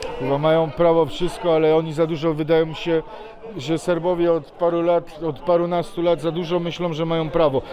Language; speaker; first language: Polish; non-native, fluent; Serbian